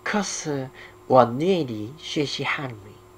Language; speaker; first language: Chinese; non-native, learner; Korean